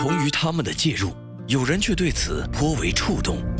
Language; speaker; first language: Chinese; native; Chinese